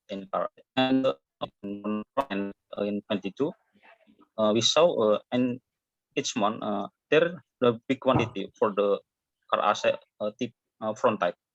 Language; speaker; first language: English; non-native, learner; Indonesian